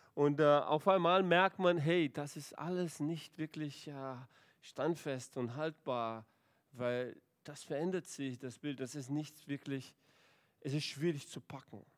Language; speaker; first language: German; non-native, fluent; Portuguese